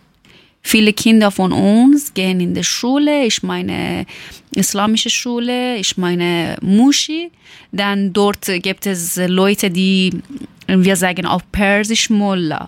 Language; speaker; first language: German; non-native, learner; Persian